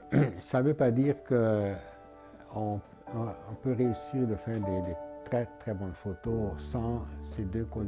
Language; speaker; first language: French; non-native, fluent; Hungarian